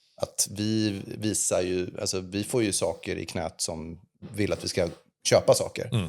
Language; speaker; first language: Swedish; native; Swedish